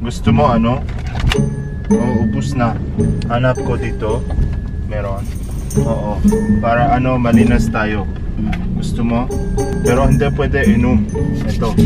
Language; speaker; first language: Filipino; non-native, learner; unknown